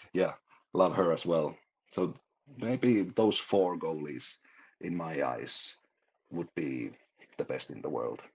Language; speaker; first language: English; non-native, fluent; Finnish